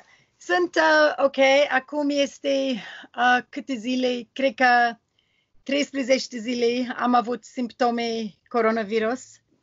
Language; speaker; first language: Romanian; non-native, learner; English